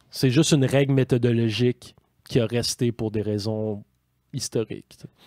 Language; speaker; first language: French; native; French